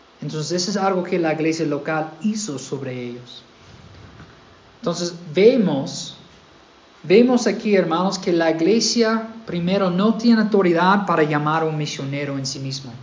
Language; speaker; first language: Spanish; non-native, fluent; English